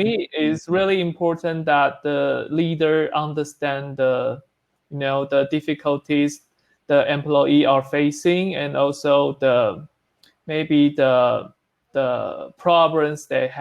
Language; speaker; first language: English; non-native, learner; Chinese